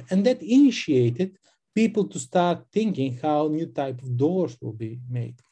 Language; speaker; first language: English; non-native, fluent; Macedonian